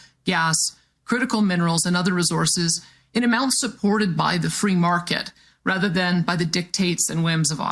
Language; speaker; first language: English; native; English